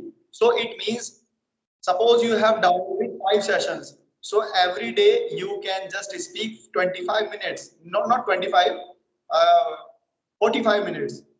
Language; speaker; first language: English; non-native, local second language; Hindi